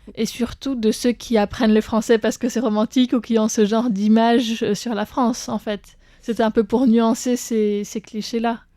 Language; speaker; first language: French; native; French